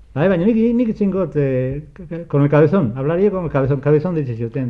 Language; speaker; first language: Spanish; non-native, local second language; Basque